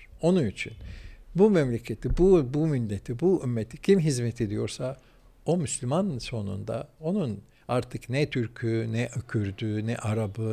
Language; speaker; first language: Turkish; early bilingual, heritage; Turkish